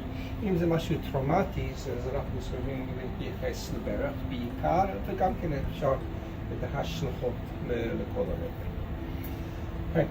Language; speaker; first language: Hebrew; non-native, fluent; English